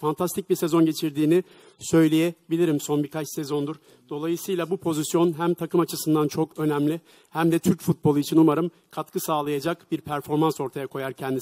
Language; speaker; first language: Turkish; native; Turkish